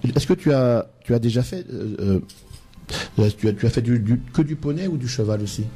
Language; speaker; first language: French; native; French